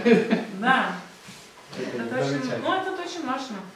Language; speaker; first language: Russian; non-native, learner; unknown